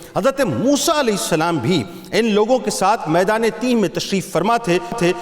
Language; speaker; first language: Urdu; native; Urdu